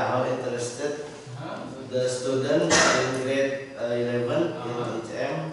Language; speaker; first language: English; non-native, learner; Indonesian